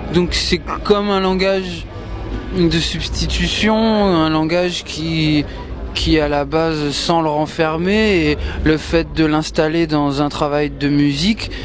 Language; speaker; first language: French; native; French